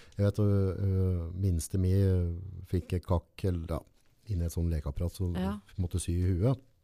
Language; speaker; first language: Norwegian; native; Norwegian